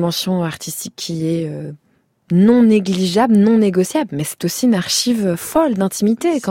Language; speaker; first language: French; native; French